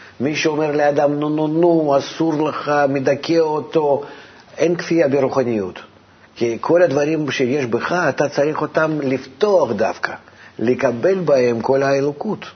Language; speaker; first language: Hebrew; native; Hebrew